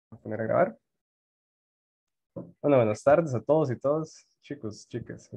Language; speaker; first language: Spanish; native; Spanish